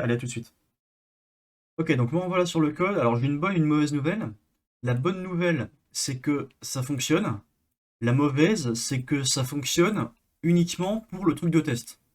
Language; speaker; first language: French; native; French